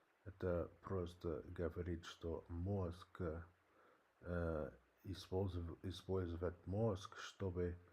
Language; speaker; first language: Russian; non-native, learner; English